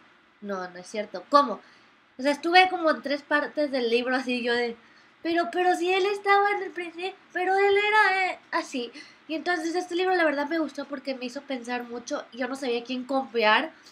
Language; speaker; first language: Spanish; native; Spanish